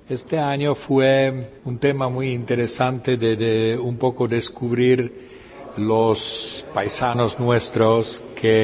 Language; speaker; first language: Spanish; non-native, fluent; Czech